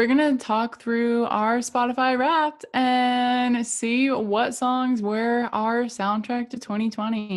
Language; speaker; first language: English; native; English